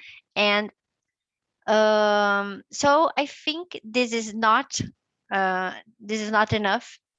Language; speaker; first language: English; non-native, learner; Portuguese